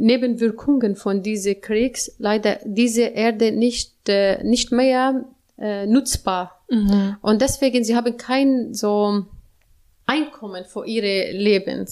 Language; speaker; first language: German; non-native, learner; Arabic